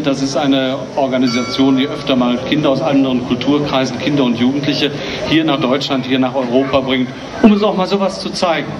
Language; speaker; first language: German; native; German